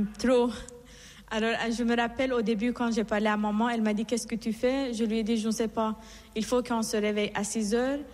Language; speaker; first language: French; non-native, fluent; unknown